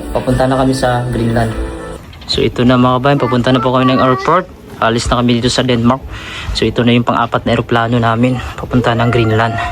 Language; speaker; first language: Filipino; non-native, local second language; Cebuano